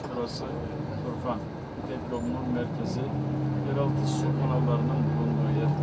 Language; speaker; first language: Turkish; native; Turkish